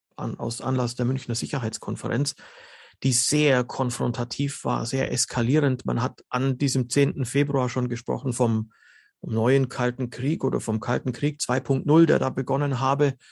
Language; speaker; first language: German; early bilingual, other home language; Slovenian